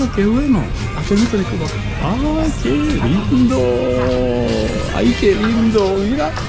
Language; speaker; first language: Spanish; non-native, learner; Japanese